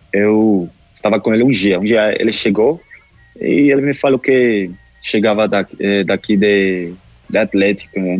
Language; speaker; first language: Portuguese; non-native, local second language; Spanish